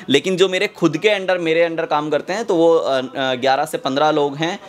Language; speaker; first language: Hindi; native; Hindi